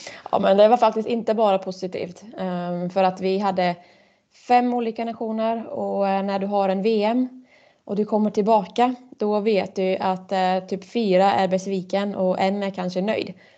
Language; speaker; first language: Swedish; non-native, fluent; German